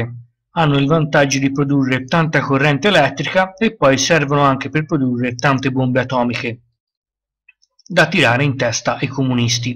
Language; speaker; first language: Italian; native; Italian